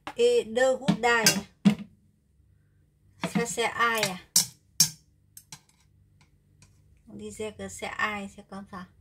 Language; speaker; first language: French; non-native, learner; Vietnamese